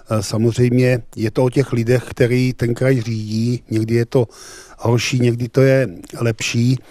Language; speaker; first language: Czech; native; Czech